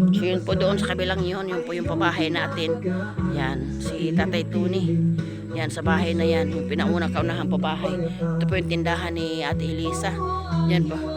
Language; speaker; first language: Filipino; non-native, local second language; Masbatenyo